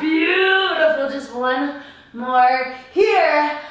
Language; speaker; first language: English; native; English